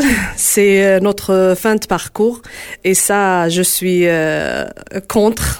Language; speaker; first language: French; non-native, learner; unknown